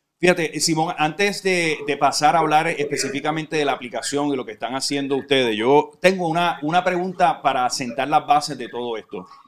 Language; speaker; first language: Spanish; native; Spanish